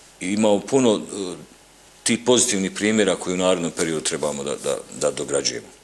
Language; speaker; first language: Bosnian; native; Bosnian